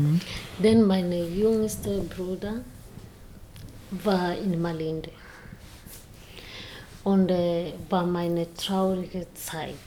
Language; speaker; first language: German; non-native, learner; Swahili